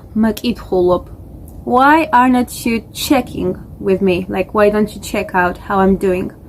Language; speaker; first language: English; non-native, fluent; Georgian